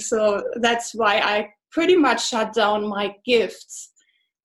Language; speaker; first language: English; non-native, fluent; German